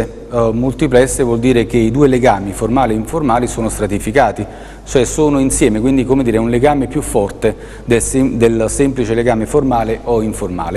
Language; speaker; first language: Italian; native; Italian